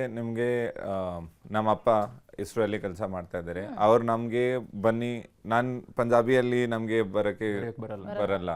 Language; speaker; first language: Kannada; non-native, local second language; Punjabi